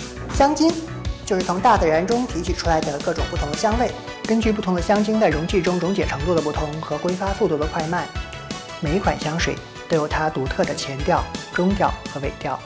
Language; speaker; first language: Chinese; native; Chinese